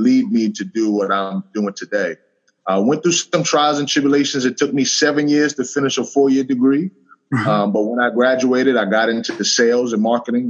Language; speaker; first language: English; native; English